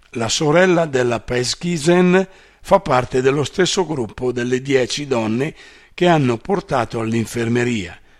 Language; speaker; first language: Italian; native; Italian